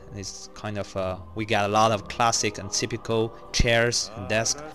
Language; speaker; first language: English; non-native, fluent; Chinese